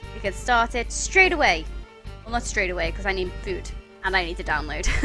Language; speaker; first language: English; native; English